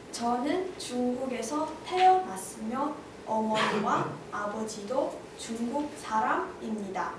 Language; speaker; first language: Korean; non-native, learner; Chinese